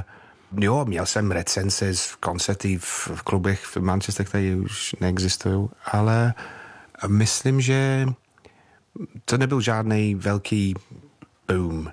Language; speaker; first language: Czech; non-native, fluent; English